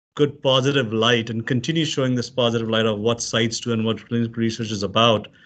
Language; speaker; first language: English; non-native, local second language; Urdu